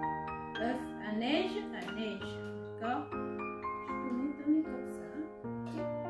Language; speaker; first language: French; non-native, learner; Hmong